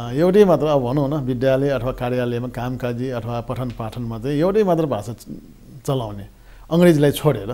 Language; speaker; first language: Nepali; non-native, local second language; Newari